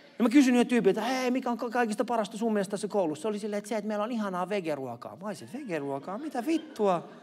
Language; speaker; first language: Finnish; early bilingual, other home language; Persian